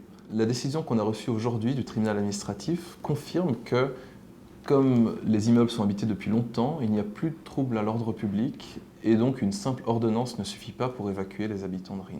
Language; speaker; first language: French; native; French